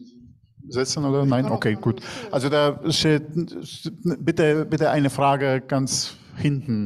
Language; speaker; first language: German; non-native, fluent; Polish